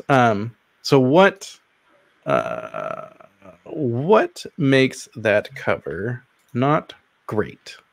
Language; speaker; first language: English; native; English